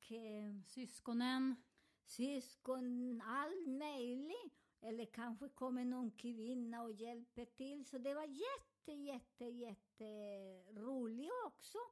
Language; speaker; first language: Swedish; non-native, learner; Spanish